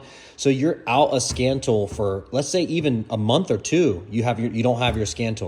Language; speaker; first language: English; native; English